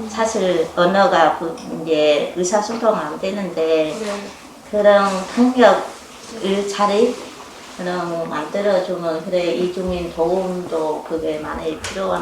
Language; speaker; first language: Korean; non-native, learner; Vietnamese